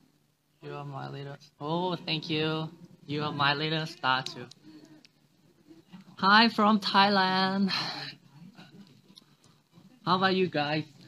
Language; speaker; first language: English; non-native, learner; Thai